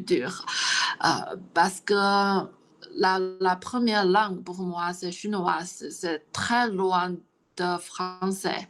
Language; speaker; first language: French; non-native, learner; Chinese